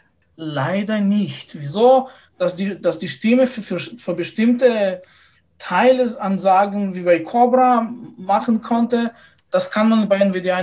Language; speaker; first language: German; non-native, fluent; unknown